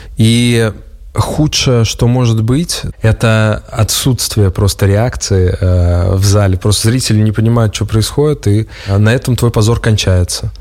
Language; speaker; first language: Russian; native; Russian